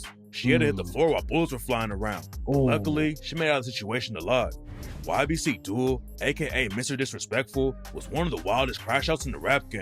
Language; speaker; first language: English; native; English